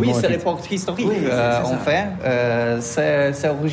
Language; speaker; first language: French; non-native, learner; Polish